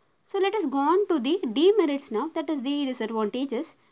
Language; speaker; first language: English; non-native, local second language; Tamil